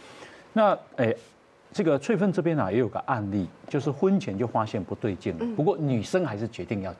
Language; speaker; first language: Chinese; native; Chinese